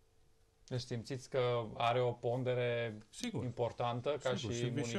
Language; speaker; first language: Romanian; native; Romanian